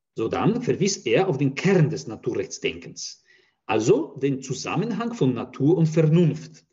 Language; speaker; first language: German; non-native, fluent; Polish